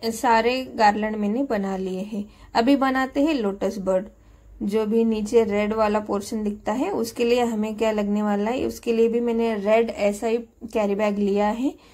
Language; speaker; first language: Hindi; non-native, local second language; Marathi